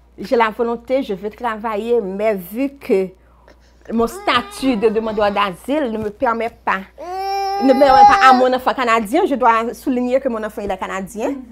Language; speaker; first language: French; non-native, local second language; Haitian Creole